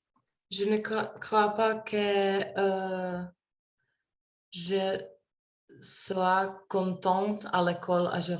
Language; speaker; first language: French; non-native, learner; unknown